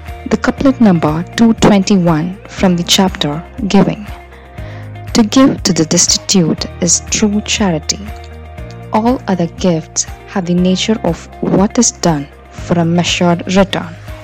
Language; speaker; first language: English; non-native, local second language; Tamil